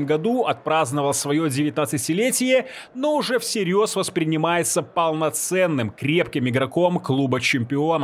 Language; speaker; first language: Russian; native; Russian